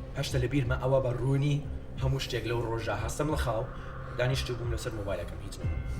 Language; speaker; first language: Central Kurdish; non-native, fluent; English